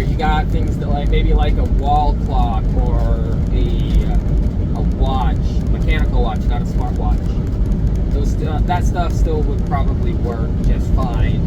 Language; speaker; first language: English; native; English